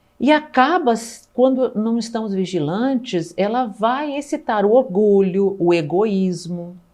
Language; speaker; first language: Portuguese; native; Portuguese